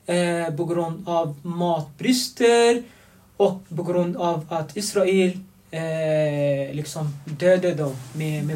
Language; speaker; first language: Swedish; non-native, fluent; Arabic